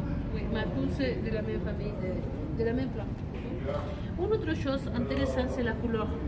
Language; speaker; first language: French; non-native, learner; Spanish